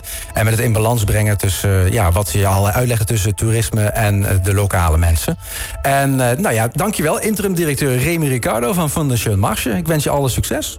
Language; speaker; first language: Dutch; native; Dutch